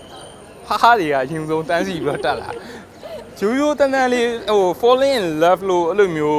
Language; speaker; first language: Burmese; native; Burmese